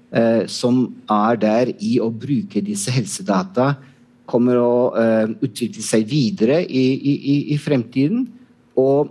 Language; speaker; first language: Norwegian; non-native, fluent; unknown